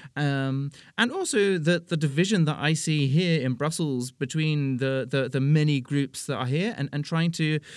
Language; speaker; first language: English; native; English